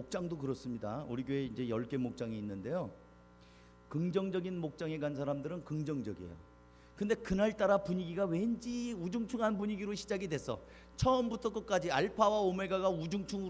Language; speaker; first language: Korean; native; Korean